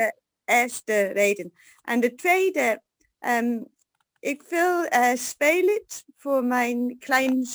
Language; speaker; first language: Dutch; non-native, learner; English